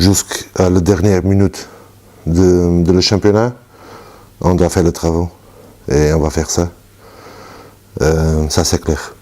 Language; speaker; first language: French; non-native, fluent; Portuguese